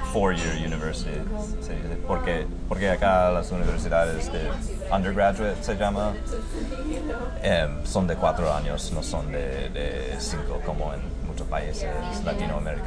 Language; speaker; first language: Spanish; non-native, fluent; English